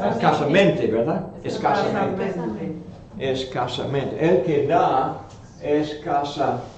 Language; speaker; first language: Spanish; non-native, fluent; English